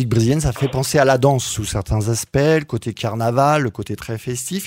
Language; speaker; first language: French; native; French